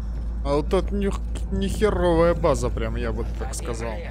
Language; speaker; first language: Russian; native; Russian